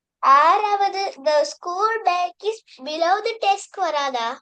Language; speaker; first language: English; non-native, learner; Tamil